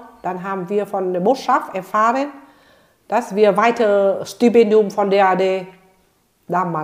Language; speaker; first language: German; non-native, fluent; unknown